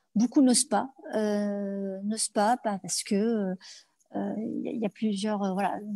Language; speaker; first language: French; native; French